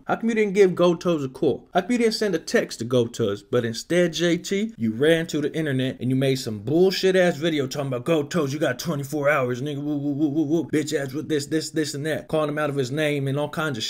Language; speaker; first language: English; native; English